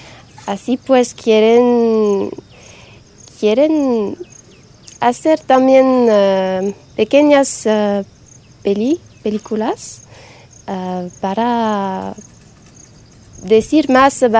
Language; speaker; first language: Spanish; non-native, learner; French